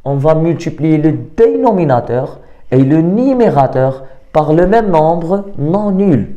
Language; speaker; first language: French; non-native, local second language; Arabic